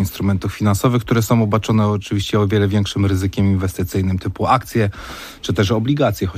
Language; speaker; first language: Polish; native; Polish